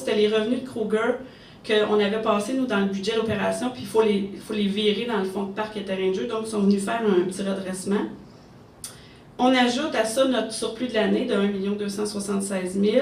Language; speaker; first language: French; native; French